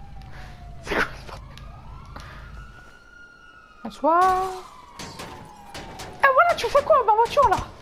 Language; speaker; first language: French; native; French